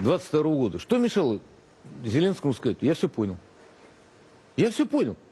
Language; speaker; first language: Russian; native; Russian